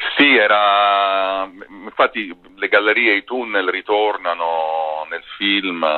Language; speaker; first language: Italian; native; Italian